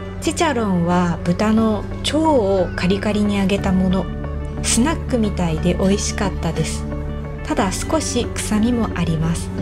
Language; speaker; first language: Japanese; native; Japanese